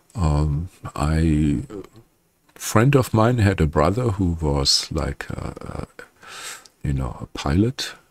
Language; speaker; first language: English; non-native, fluent; German